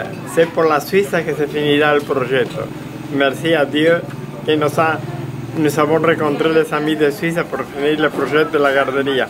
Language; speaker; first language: French; non-native, learner; Spanish